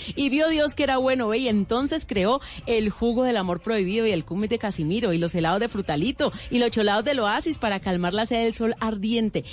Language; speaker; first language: Spanish; native; Spanish